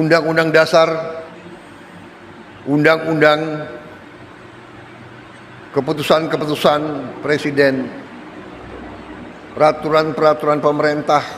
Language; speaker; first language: Indonesian; native; Indonesian